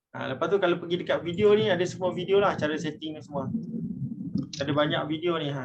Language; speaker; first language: Malay; native; Malay